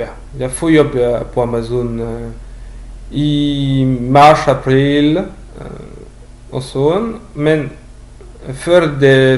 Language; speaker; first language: Norwegian; non-native, learner; French